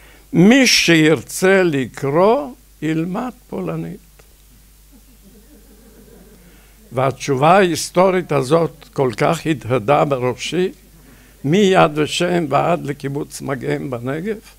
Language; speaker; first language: Hebrew; non-native, fluent; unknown